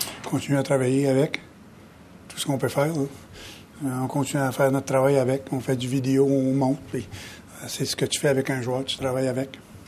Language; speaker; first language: French; native; French